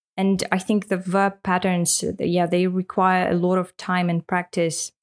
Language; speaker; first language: English; non-native, fluent; Russian